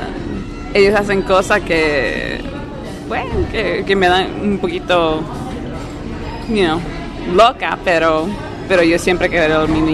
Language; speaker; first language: Spanish; early bilingual, heritage; English